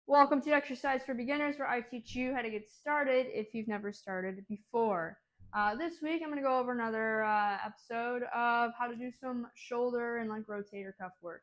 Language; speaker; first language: English; native; English